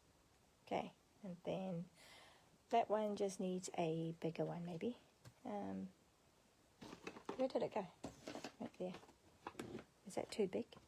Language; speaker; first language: English; native; English